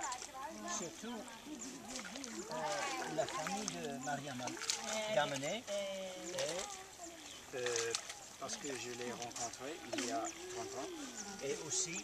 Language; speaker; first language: French; non-native, learner; English